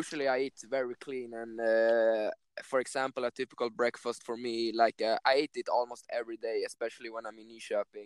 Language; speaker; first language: English; non-native, fluent; Swedish